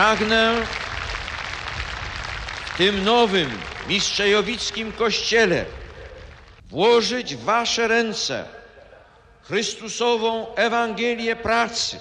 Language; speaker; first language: Polish; native; Polish